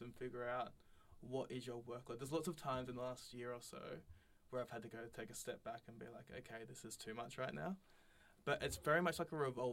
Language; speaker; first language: English; native; English